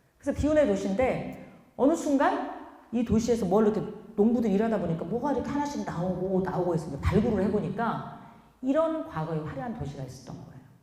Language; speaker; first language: Korean; native; Korean